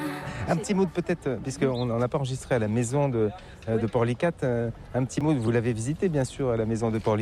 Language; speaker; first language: French; native; French